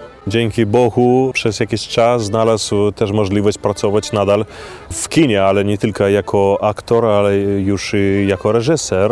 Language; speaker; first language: Polish; non-native, fluent; Belarusian